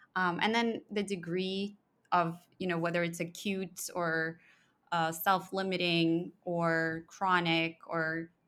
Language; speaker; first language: English; early bilingual, other home language; Russian